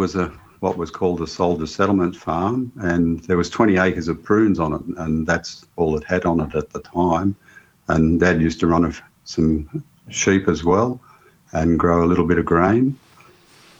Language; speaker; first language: English; native; English